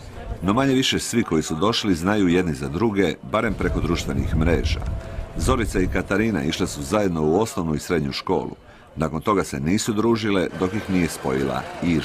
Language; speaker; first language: Croatian; native; Croatian